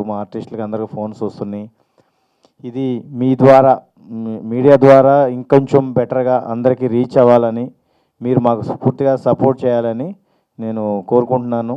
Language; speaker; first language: Telugu; native; Telugu